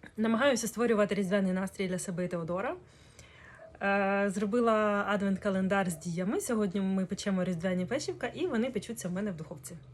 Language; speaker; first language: Ukrainian; non-native, local second language; Russian